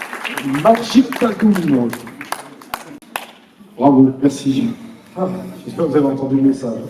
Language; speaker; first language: French; native; French